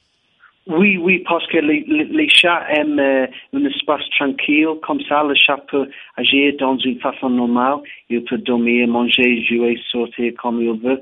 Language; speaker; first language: French; non-native, learner; English